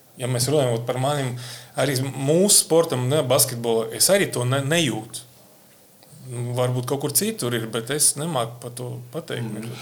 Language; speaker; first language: Latvian; non-native, local second language; Russian